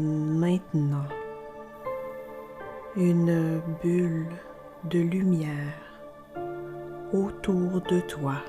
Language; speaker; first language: French; native; French